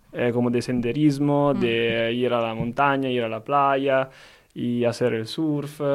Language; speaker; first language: Spanish; non-native, learner; Italian